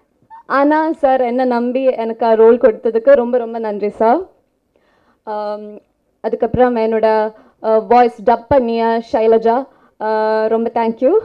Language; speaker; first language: Tamil; non-native, fluent; Malayalam